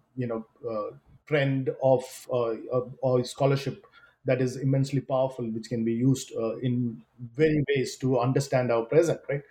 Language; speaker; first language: English; non-native, local second language; Malayalam